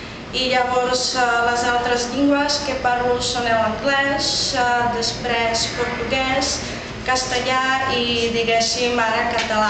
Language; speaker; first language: Catalan; non-native, fluent; Czech